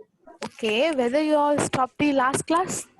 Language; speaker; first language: English; non-native, local second language; Sinhala